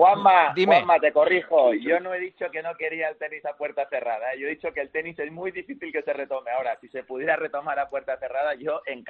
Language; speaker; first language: Spanish; native; Spanish